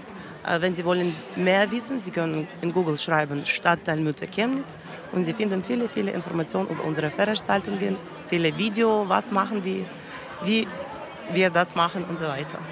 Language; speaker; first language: German; non-native, learner; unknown